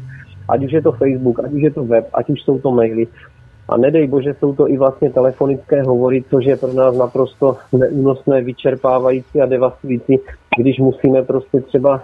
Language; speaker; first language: Czech; native; Czech